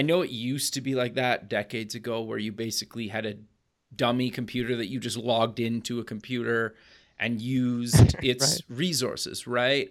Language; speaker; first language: English; native; English